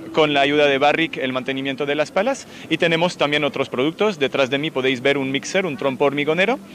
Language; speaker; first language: Spanish; non-native, fluent; French